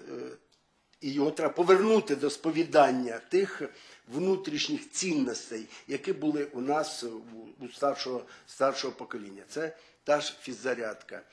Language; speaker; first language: Ukrainian; native; Ukrainian